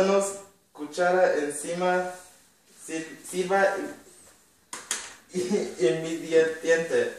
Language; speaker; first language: Spanish; non-native, learner; English